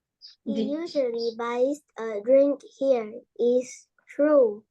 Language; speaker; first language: English; non-native, learner; Vietnamese